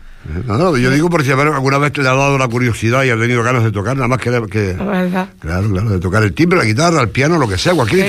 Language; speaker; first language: Spanish; native; Spanish